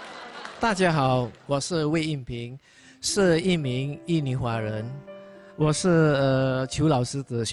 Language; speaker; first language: Chinese; non-native, fluent; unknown